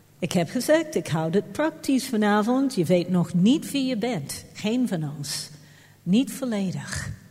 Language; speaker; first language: Dutch; non-native, fluent; English